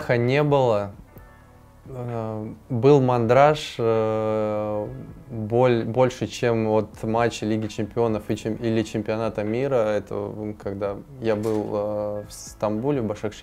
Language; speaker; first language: Russian; native; Russian